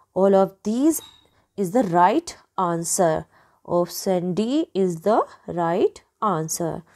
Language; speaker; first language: Hindi; native; Hindi